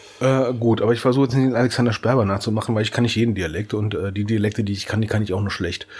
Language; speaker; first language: German; native; German